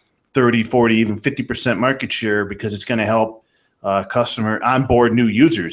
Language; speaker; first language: English; native; English